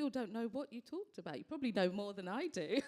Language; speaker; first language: English; native; English